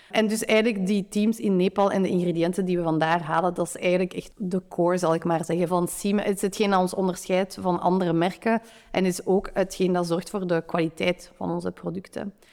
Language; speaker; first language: Dutch; native; Dutch